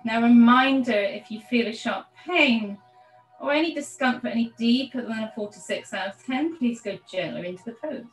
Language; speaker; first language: English; native; English